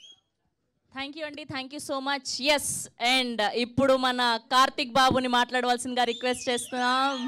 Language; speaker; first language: Telugu; native; Telugu